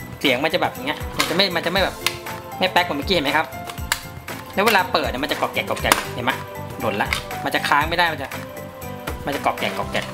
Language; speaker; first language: Thai; native; Thai